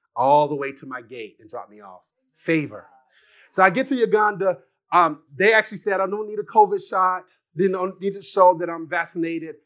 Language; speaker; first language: English; native; English